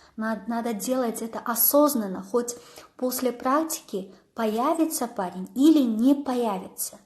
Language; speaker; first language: Russian; non-native, local second language; Kazakh